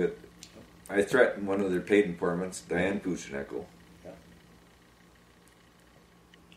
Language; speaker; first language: English; native; English